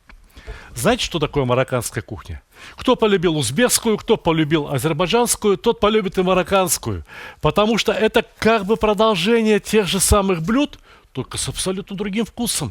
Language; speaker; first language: Russian; native; Russian